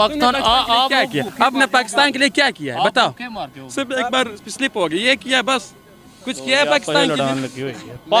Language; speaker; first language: Hindi; non-native, fluent; Pashto